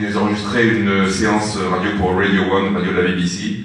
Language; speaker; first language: French; native; French